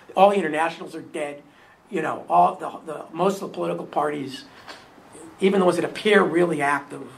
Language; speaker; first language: English; native; English